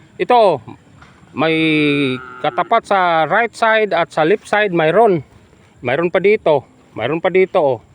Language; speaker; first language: Filipino; non-native, local second language; Hiligaynon